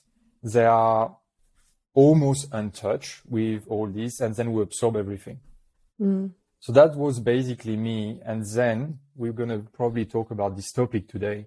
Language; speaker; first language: English; non-native, fluent; French